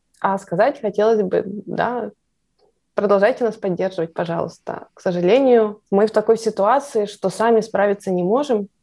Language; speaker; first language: Russian; native; Russian